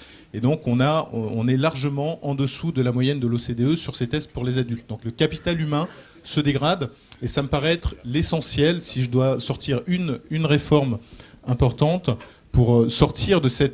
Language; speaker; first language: French; native; French